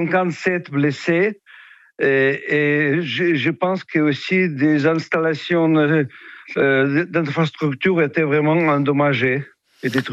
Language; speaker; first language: French; non-native, fluent; Russian